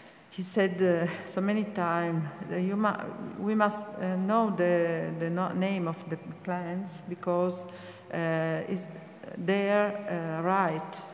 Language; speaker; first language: English; non-native, learner; Italian